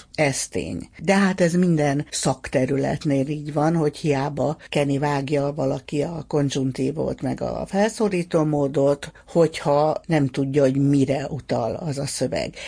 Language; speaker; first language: Hungarian; native; Hungarian